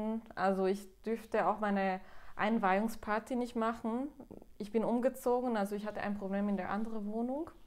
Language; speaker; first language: German; non-native, fluent; Spanish